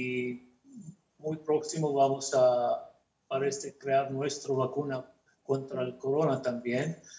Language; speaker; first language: Spanish; non-native, fluent; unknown